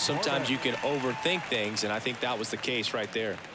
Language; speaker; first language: English; native; English